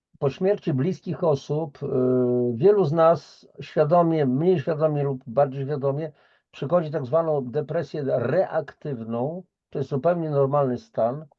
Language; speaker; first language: Polish; native; Polish